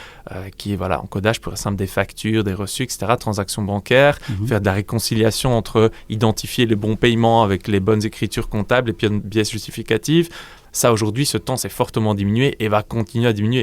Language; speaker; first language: French; native; French